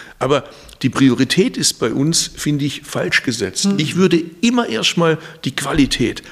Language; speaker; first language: German; early bilingual, other home language; Turkish